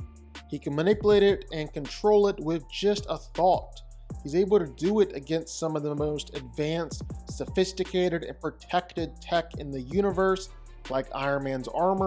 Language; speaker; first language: English; native; English